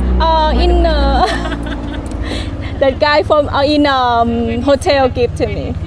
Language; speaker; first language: English; non-native, learner; Thai